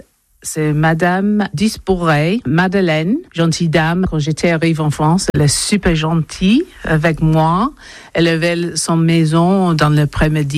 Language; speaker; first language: French; non-native, learner; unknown